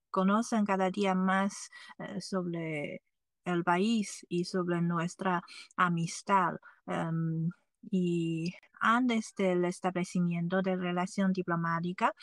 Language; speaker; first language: Spanish; non-native, fluent; Chinese